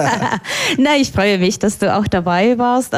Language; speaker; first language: German; non-native, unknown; Spanish